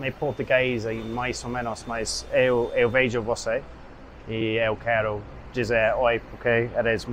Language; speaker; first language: Portuguese; non-native, learner; English